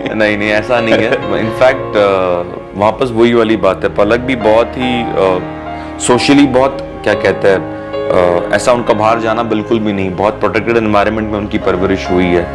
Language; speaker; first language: Hindi; native; Hindi